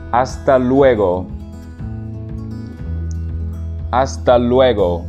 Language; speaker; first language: Spanish; non-native, fluent; Wolof